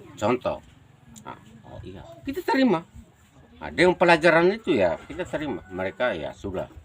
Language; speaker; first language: Indonesian; non-native, local second language; Tetum